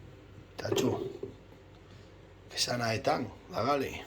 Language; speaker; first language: Spanish; native; Spanish